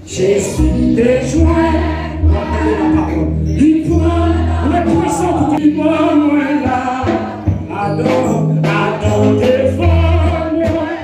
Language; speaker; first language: French; non-native, learner; Haitian Creole